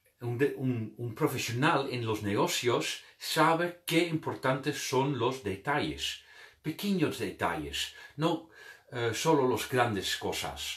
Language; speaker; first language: Spanish; non-native, fluent; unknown